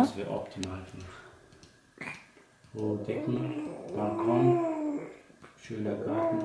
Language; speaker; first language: German; native; German